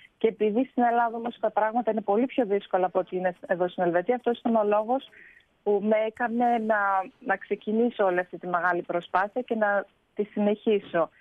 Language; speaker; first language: Greek; early bilingual, heritage; Greek